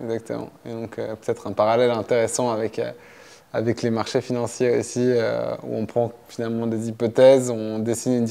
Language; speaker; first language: French; native; French